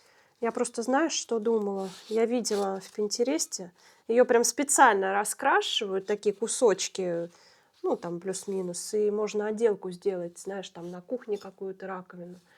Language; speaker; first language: Russian; native; Russian